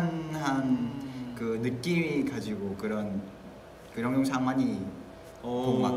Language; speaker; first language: Korean; non-native, fluent; Vietnamese